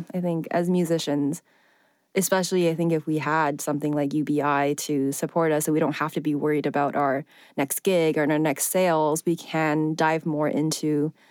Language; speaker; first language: English; early bilingual, other home language; Chinese